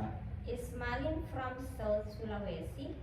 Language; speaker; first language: English; non-native, learner; Indonesian